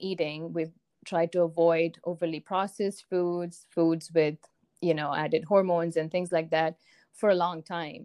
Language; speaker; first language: English; non-native, local second language; Tamil